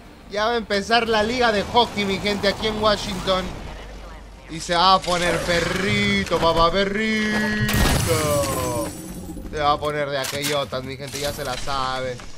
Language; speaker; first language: Spanish; early bilingual, heritage; Spanish